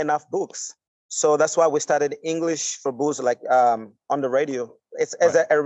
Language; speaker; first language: English; non-native, fluent; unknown